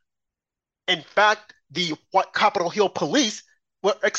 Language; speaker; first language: English; native; English